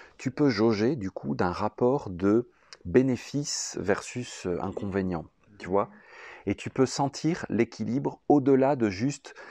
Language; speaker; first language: French; native; French